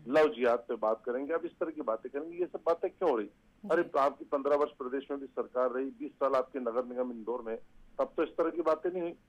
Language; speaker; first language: Hindi; native; Hindi